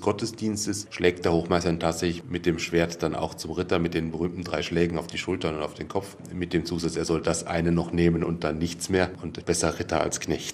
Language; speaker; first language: German; native; German